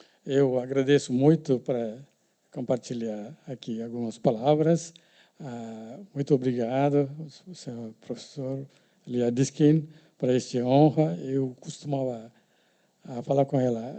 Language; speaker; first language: Portuguese; non-native, learner; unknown